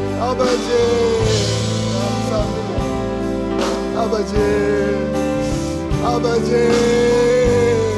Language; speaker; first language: Korean; native; Korean